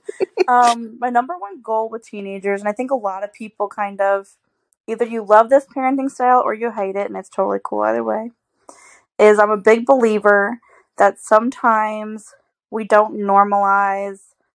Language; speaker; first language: English; native; English